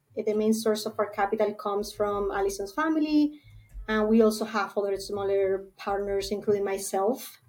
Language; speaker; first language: English; non-native, fluent; Spanish